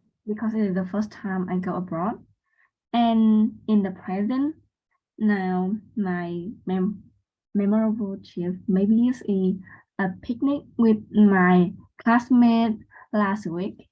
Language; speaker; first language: English; non-native, learner; Vietnamese